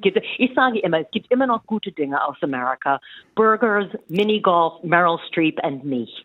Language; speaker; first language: German; non-native, fluent; English